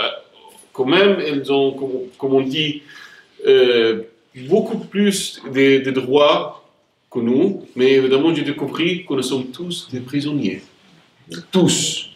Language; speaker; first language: French; non-native, fluent; Arabic